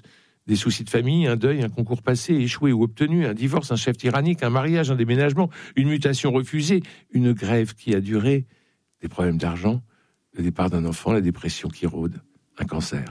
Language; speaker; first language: French; native; French